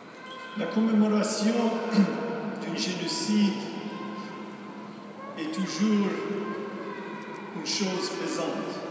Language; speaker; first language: French; non-native, fluent; English